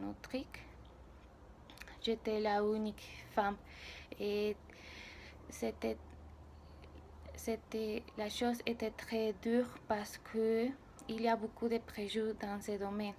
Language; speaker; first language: French; non-native, learner; Spanish